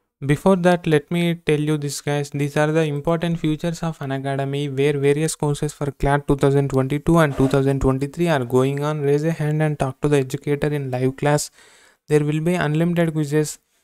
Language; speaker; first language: English; non-native, local second language; Telugu